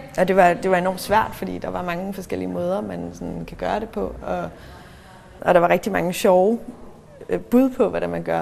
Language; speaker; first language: Danish; native; Danish